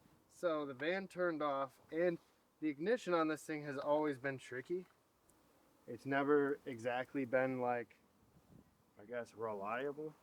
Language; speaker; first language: English; native; English